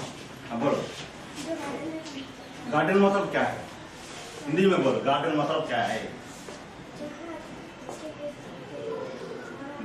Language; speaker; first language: Hindi; non-native, learner; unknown